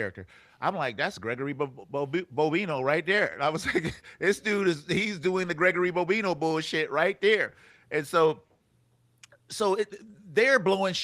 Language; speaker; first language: English; native; English